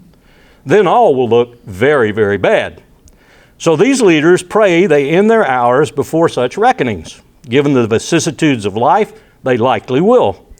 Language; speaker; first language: English; native; English